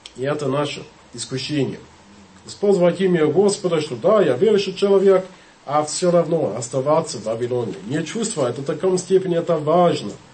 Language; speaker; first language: Russian; non-native, fluent; English